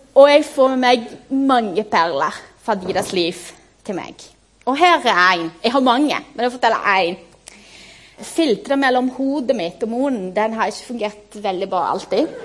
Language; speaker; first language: Norwegian; non-native, fluent; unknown